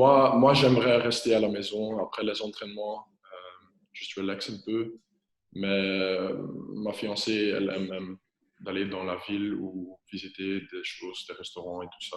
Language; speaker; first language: French; non-native, local second language; Dutch